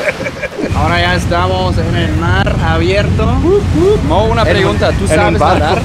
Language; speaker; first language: Spanish; non-native, fluent; German